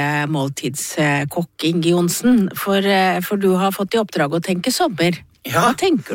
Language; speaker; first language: Norwegian; native; Norwegian